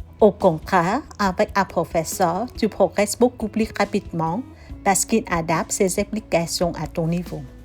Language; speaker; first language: French; non-native, learner; Vietnamese